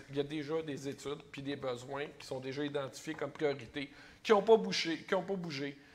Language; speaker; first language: French; native; French